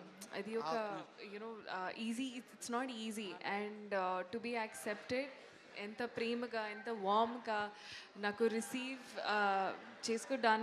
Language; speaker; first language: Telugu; non-native, learner; Hindi